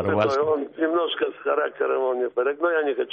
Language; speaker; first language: Russian; early bilingual, heritage; Russian